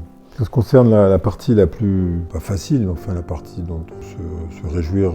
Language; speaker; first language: French; native; French